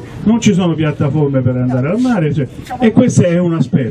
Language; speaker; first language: Italian; native; Italian